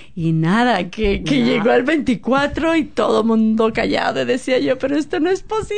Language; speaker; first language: Spanish; native; Spanish